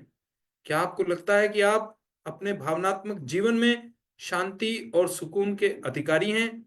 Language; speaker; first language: Hindi; native; Hindi